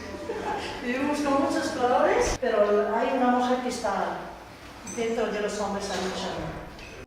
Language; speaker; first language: Spanish; non-native, learner; Arabic